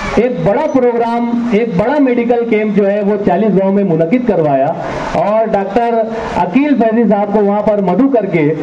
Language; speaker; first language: Hindi; non-native, local second language; Urdu